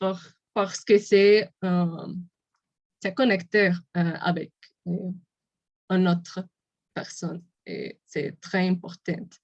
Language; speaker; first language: French; non-native, learner; Spanish